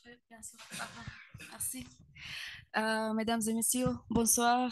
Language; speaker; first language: French; non-native, learner; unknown